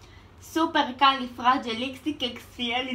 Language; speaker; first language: Hebrew; native; Hebrew